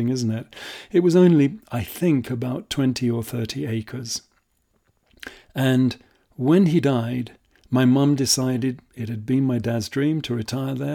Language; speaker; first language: English; native; English